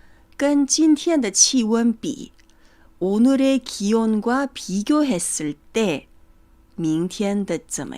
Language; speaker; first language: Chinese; native; Chinese